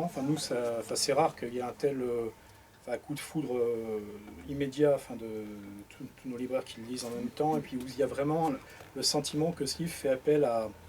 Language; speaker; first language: French; native; French